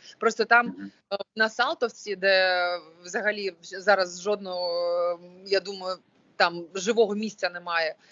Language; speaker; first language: Ukrainian; non-native, local second language; Russian